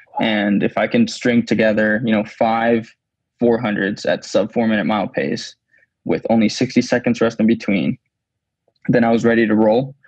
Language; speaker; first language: English; early bilingual, other home language; Spanish